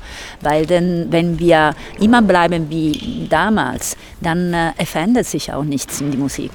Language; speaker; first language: German; non-native, fluent; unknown